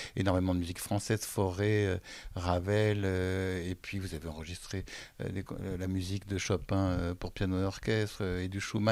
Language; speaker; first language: French; native; French